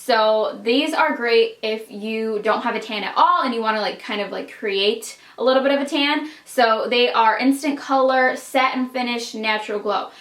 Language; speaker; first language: English; native; English